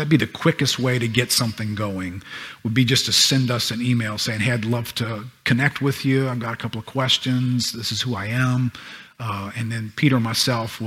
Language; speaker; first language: English; native; English